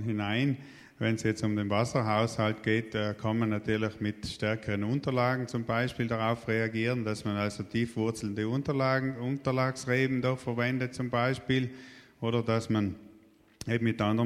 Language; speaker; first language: German; native; German